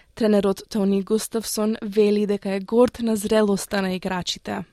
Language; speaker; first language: Macedonian; native; Macedonian